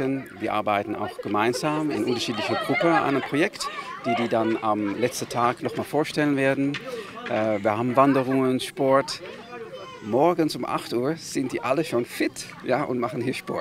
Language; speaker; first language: German; non-native, fluent; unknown